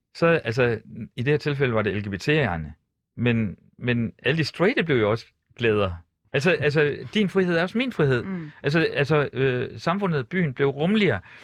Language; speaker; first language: Danish; native; Danish